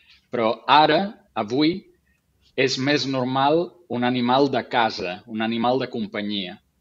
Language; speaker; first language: Catalan; non-native, local second language; Spanish